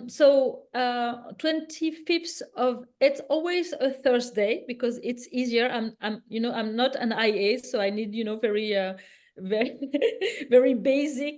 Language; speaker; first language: English; non-native, fluent; French